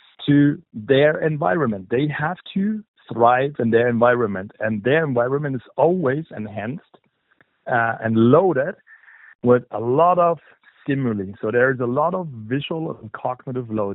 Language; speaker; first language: English; non-native, fluent; German